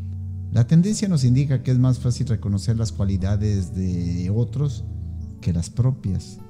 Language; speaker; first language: Spanish; native; Spanish